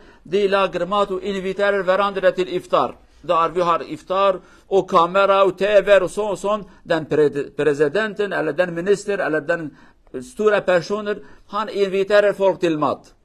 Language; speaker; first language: Norwegian; non-native, learner; Kurdish